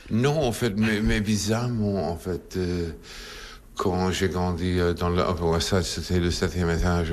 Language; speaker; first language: French; non-native, fluent; English